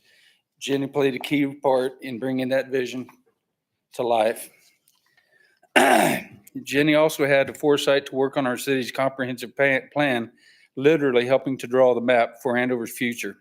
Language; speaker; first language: English; native; English